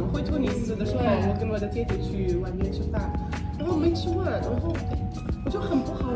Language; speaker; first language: Chinese; non-native, fluent; Arabic